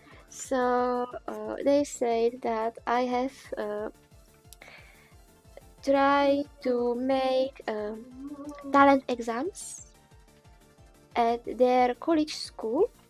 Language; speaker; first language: English; non-native, learner; Czech